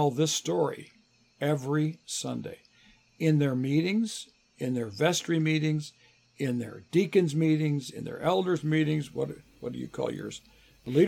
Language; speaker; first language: English; native; English